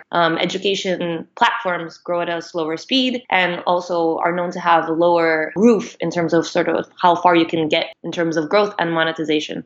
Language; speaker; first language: English; non-native, fluent; Portuguese